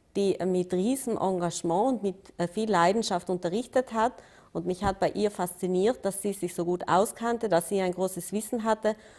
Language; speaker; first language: German; native; German